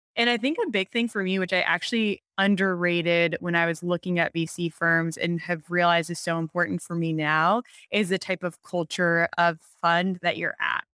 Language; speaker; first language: English; native; English